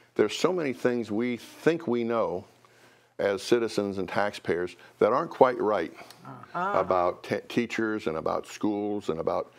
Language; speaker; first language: English; native; English